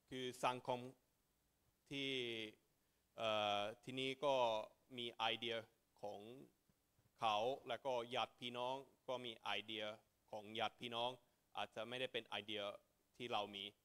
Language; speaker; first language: Thai; non-native, fluent; Finnish